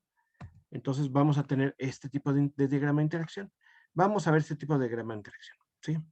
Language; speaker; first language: Spanish; native; Spanish